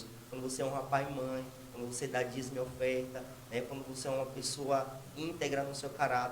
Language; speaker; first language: Portuguese; native; Portuguese